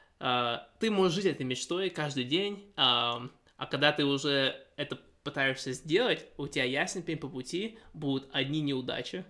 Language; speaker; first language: Russian; early bilingual, heritage; Russian